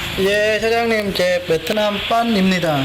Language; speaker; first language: Korean; non-native, learner; Vietnamese